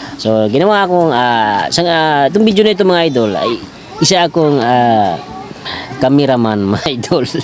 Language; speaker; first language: Filipino; non-native, local second language; Cebuano